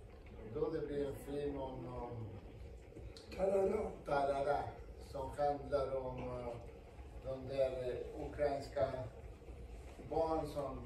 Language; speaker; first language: Swedish; non-native, fluent; Spanish